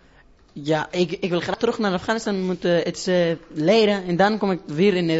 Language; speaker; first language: Dutch; non-native, learner; Persian